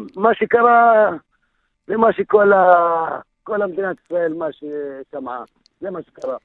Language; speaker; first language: Hebrew; non-native, local second language; Arabic